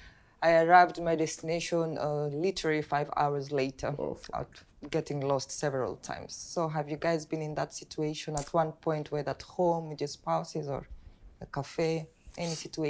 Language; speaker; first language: English; non-native, fluent; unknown